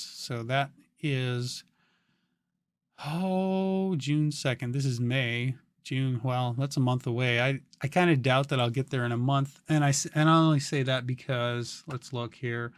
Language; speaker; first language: English; native; English